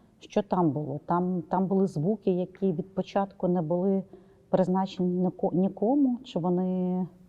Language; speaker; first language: Ukrainian; native; Ukrainian